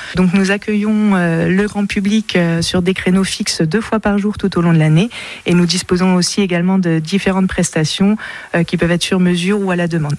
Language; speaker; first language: French; native; French